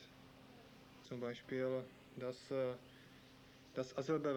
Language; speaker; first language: German; non-native, learner; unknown